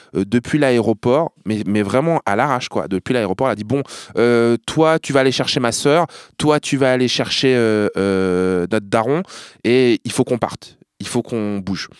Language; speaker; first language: French; native; French